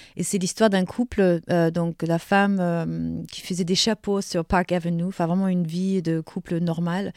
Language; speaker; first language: French; non-native, fluent; German